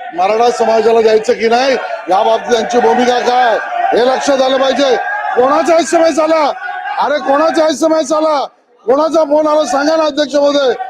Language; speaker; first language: Marathi; native; Marathi